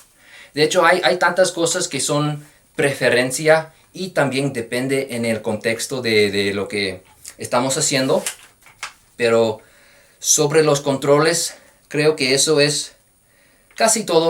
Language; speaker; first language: Spanish; non-native, fluent; English